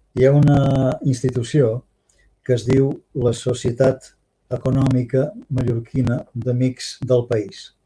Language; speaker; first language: Catalan; native; Catalan